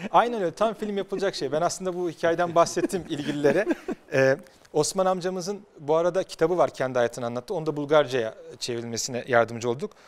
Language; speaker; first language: Turkish; native; Turkish